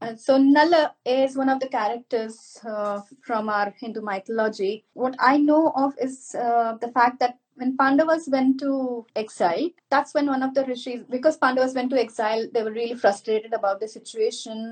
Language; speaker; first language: English; non-native, local second language; Marathi